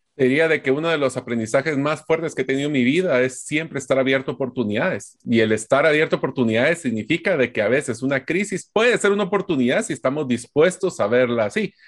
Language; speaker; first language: Spanish; native; Spanish